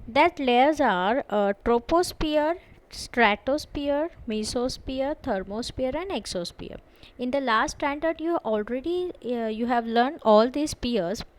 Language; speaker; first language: English; non-native, local second language; Marathi